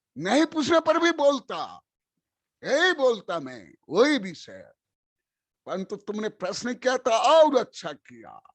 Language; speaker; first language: Hindi; non-native, local second language; Odia